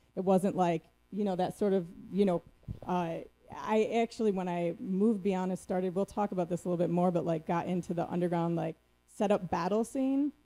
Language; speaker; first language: English; native; English